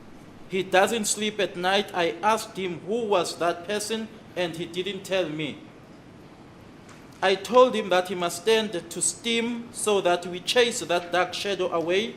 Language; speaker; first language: English; non-native, local second language; Zulu